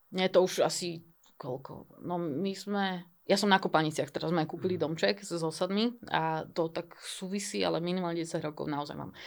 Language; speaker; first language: Slovak; native; Slovak